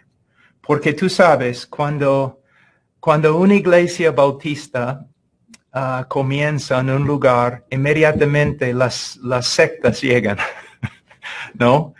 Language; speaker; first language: Spanish; non-native, fluent; English